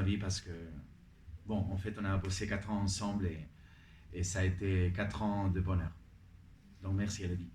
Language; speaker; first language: French; non-native, fluent; Spanish